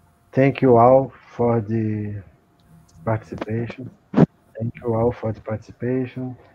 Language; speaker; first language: English; non-native, learner; Portuguese